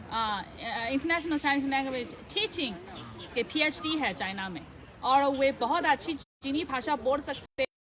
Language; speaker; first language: Hindi; non-native, fluent; Chinese